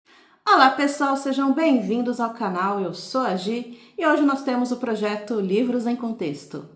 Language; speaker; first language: Portuguese; native; Portuguese